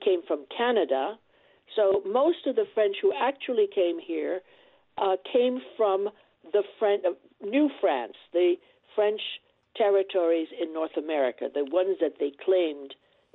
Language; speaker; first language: English; non-native, fluent; French